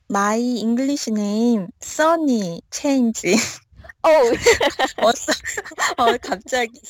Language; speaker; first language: English; non-native, learner; Korean